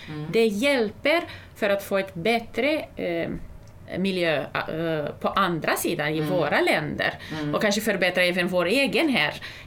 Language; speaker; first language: Swedish; non-native, fluent; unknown